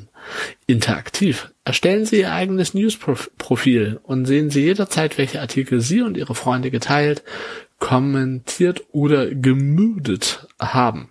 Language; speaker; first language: German; native; German